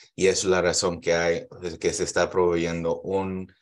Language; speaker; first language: Spanish; early bilingual, heritage; Spanish